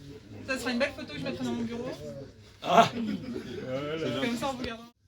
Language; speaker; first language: French; native; French